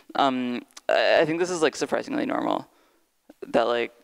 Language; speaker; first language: English; native; English